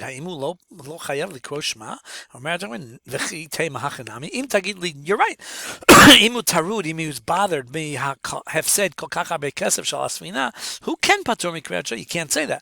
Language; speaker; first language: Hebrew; non-native, fluent; English